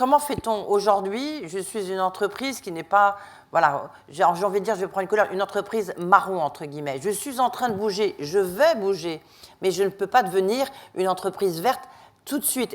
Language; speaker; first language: French; native; French